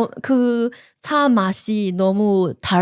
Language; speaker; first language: Korean; non-native, learner; Chinese